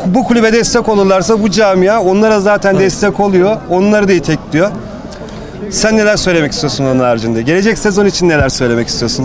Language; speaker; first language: Turkish; native; Turkish